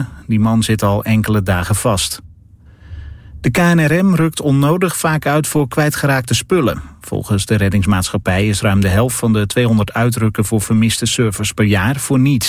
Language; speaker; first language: Dutch; native; Dutch